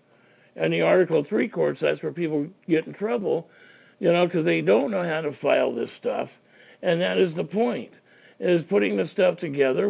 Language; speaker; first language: English; native; English